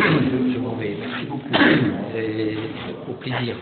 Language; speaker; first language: French; native; French